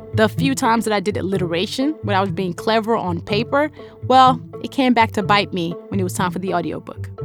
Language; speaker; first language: English; non-native, local second language; Yoruba